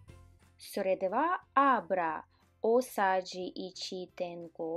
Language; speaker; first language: Japanese; non-native, fluent; Russian